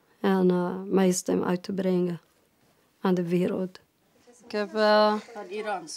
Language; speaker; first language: Dutch; non-native, fluent; Persian